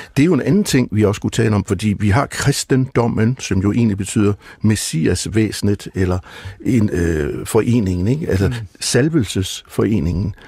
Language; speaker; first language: Danish; native; Danish